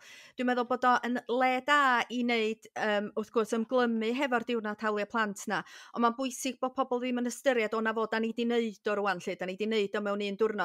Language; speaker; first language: Welsh; native; Welsh